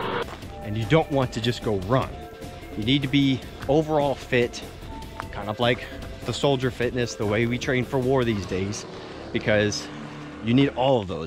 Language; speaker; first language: English; native; English